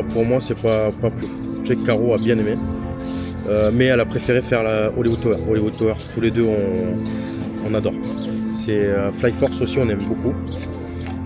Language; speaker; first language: French; native; French